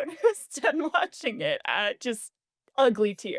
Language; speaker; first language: English; native; English